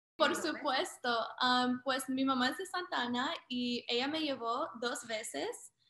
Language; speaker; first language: Spanish; early bilingual, heritage; Spanish